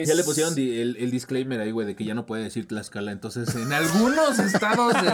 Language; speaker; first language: Spanish; native; Spanish